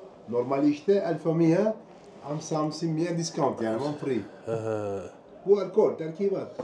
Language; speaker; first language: Arabic; non-native, learner; Turkish